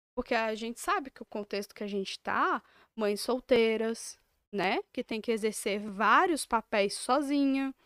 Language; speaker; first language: Portuguese; native; Portuguese